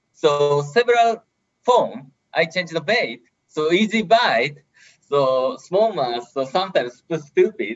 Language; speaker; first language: English; non-native, learner; Japanese